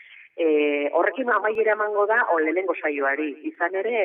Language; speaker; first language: Basque; native; Basque